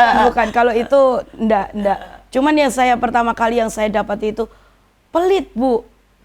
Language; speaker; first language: Indonesian; native; Indonesian